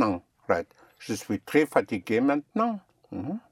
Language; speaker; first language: French; non-native, fluent; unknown